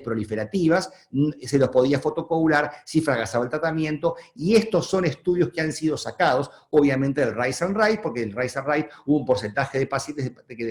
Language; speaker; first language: Spanish; native; Spanish